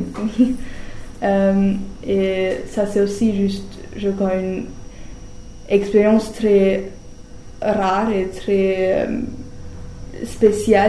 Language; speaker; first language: French; non-native, learner; German